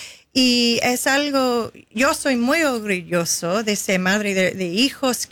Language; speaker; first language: Spanish; non-native, fluent; English